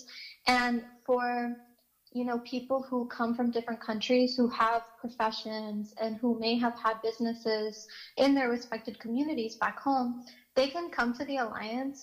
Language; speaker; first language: English; native; English